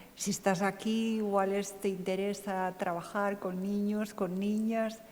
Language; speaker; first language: Spanish; native; Spanish